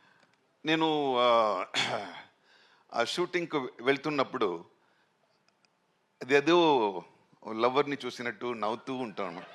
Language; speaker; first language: Telugu; non-native, local second language; Tamil